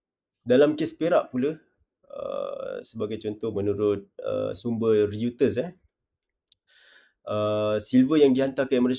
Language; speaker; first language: Malay; native; Malay